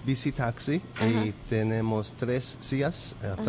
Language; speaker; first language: Spanish; non-native, learner; English